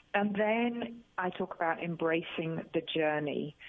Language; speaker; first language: English; native; English